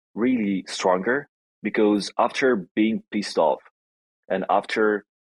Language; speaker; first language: English; non-native, fluent; Italian